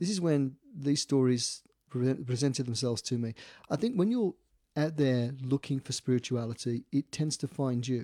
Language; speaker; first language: English; native; English